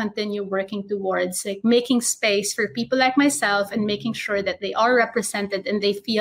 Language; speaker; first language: English; non-native, local second language; Filipino